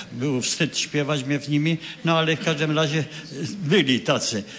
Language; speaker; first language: Polish; native; Polish